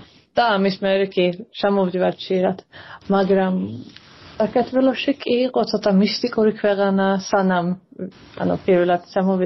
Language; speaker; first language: Georgian; early bilingual, heritage; Swedish